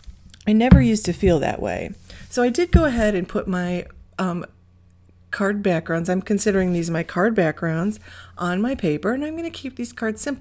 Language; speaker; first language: English; native; English